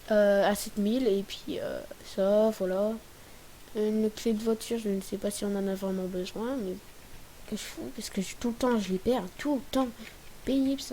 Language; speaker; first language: French; native; French